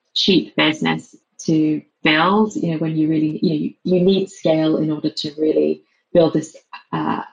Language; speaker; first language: English; native; English